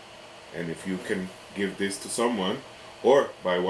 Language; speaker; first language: English; native; English